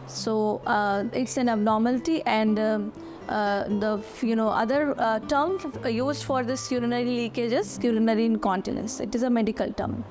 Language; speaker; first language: English; non-native, local second language; Hindi